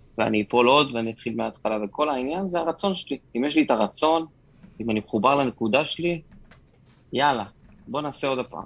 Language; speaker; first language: Hebrew; native; Hebrew